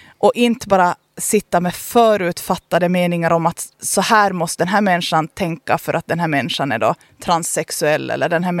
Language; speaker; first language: Swedish; native; Swedish